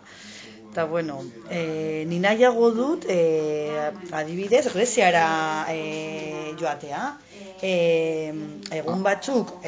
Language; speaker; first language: Basque; non-native, learner; Spanish